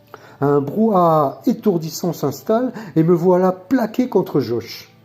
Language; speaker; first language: French; native; French